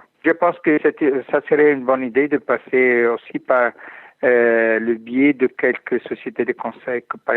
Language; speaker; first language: French; non-native, fluent; Italian